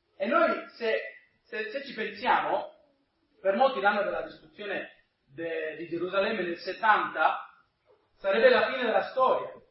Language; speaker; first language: Italian; non-native, fluent; English